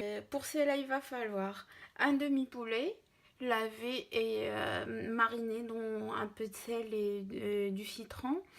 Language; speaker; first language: French; non-native, local second language; Arabic